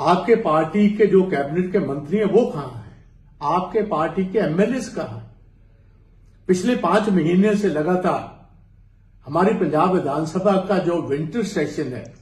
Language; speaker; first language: Hindi; non-native, local second language; Punjabi